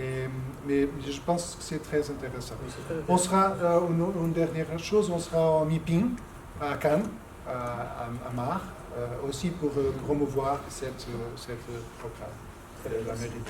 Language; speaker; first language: French; non-native, fluent; Portuguese